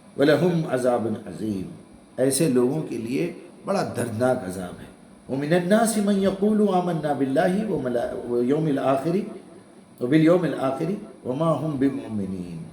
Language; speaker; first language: Urdu; native; Urdu